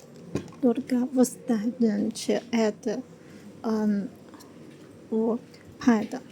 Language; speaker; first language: Russian; non-native, learner; Chinese